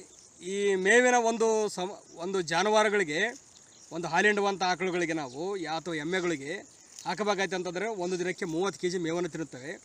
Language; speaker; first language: Kannada; native; Kannada